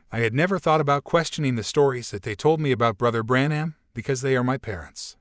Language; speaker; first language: English; non-native, fluent; Portuguese